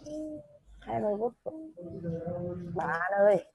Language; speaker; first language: English; non-native, learner; Vietnamese